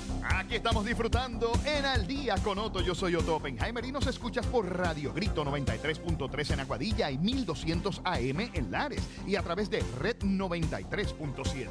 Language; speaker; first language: Spanish; native; Spanish